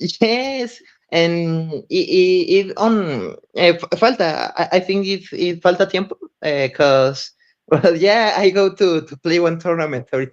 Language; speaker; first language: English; non-native, learner; Spanish